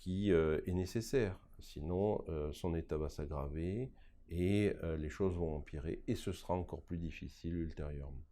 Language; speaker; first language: French; native; French